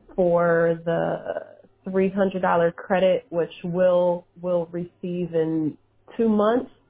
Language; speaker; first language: English; early bilingual, other home language; Spanish